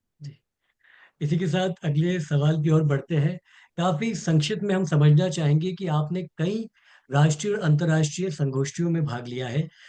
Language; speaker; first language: Hindi; native; Hindi